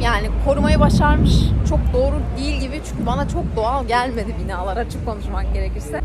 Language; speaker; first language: Turkish; native; Turkish